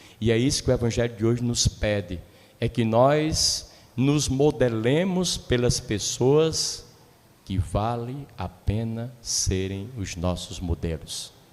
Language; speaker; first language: Portuguese; native; Portuguese